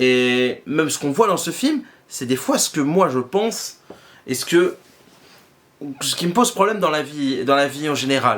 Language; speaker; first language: French; native; French